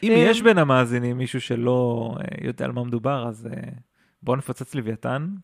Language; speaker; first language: Hebrew; native; Hebrew